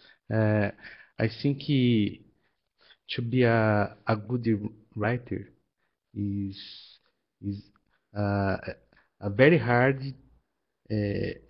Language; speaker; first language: English; non-native, learner; Portuguese